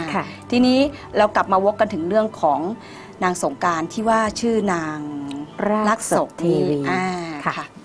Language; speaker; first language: Thai; native; Thai